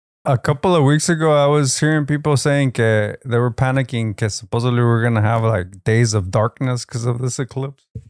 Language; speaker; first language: English; early bilingual, other home language; Spanish